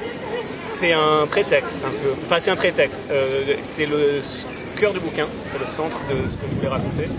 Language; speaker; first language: French; native; French